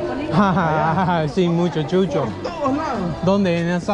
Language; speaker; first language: Spanish; non-native, learner; English